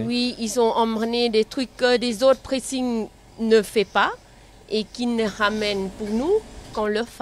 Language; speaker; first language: French; non-native, learner; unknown